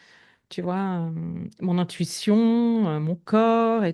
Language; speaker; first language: French; native; French